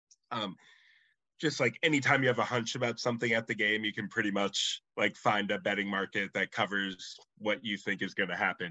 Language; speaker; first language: English; native; English